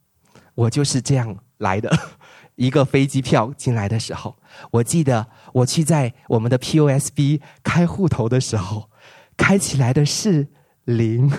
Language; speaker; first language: Chinese; native; Chinese